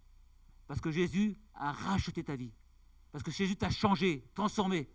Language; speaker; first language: French; native; French